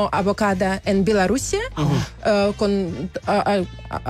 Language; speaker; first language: Spanish; non-native, learner; Russian